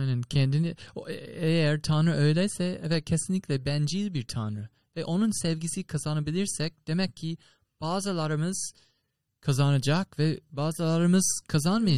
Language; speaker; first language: Turkish; non-native, fluent; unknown